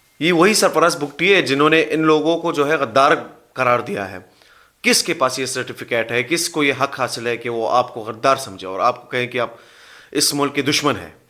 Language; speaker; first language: Urdu; non-native, local second language; Pashto